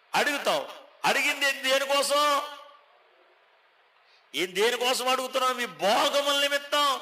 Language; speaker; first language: Telugu; native; Telugu